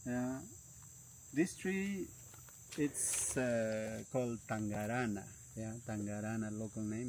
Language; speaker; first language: English; non-native, fluent; Spanish